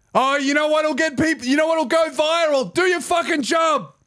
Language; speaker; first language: English; native; English